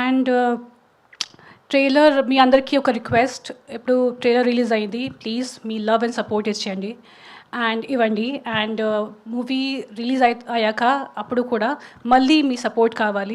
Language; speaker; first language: Telugu; non-native, local second language; Hindi